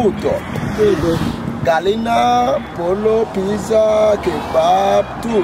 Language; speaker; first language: Italian; non-native, learner; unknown